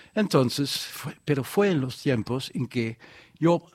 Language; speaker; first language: Spanish; non-native, fluent; Dutch